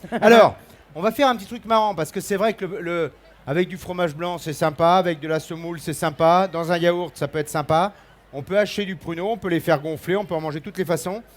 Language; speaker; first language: French; native; French